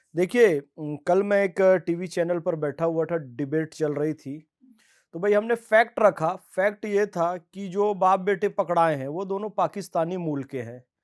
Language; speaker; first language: Hindi; native; Hindi